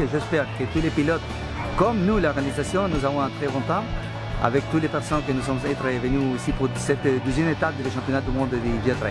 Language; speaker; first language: French; non-native, fluent; Italian